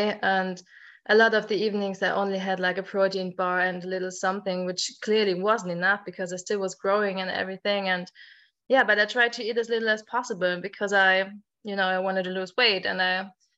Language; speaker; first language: English; non-native, fluent; German